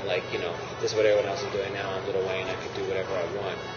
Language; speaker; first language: English; native; English